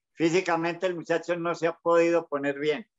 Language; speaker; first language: Spanish; native; Spanish